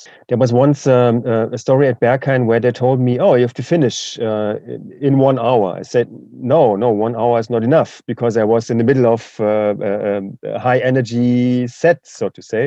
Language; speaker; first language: English; non-native, fluent; German